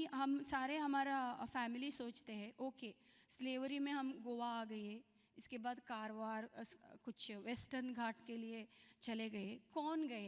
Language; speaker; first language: Hindi; non-native, local second language; Kannada